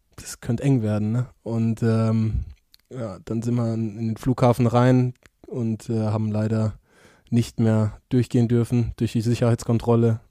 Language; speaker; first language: German; native; German